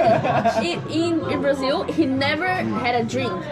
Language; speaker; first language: English; non-native, learner; Portuguese